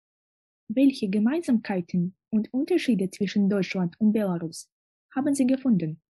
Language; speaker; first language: German; non-native, fluent; Russian